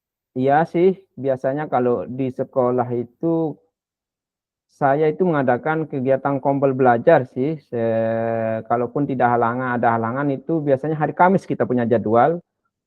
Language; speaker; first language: Indonesian; non-native, local second language; Sasak